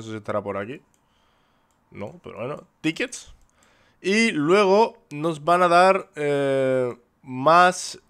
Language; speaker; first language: Spanish; native; Spanish